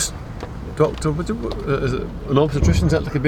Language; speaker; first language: English; native; English